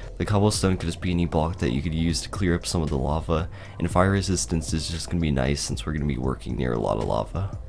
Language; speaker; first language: English; native; English